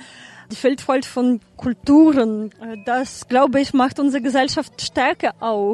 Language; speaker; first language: German; non-native, fluent; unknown